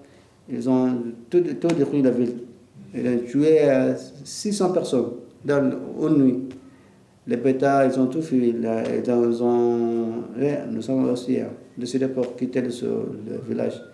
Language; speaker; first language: French; non-native, learner; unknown